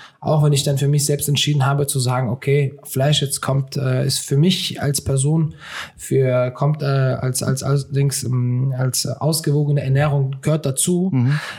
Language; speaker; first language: German; early bilingual, other home language; Turkish